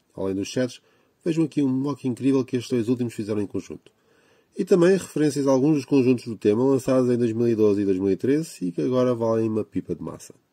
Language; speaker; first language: Portuguese; native; Portuguese